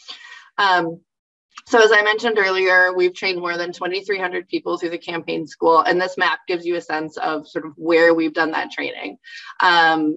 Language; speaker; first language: English; native; English